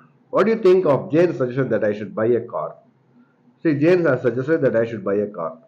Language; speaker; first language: English; non-native, local second language; Tamil